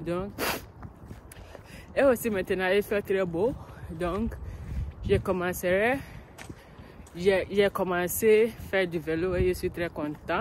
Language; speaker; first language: French; non-native, learner; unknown